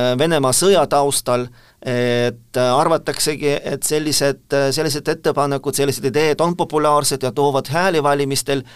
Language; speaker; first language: Estonian; non-native, local second language; Russian